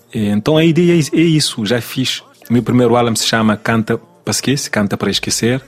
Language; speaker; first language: Portuguese; non-native, local second language; Kabuverdianu